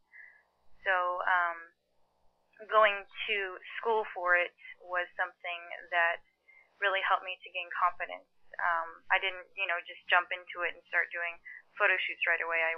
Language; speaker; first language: English; early bilingual, other home language; Chinese